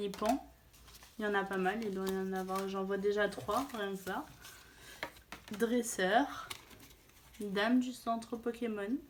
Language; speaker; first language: French; native; French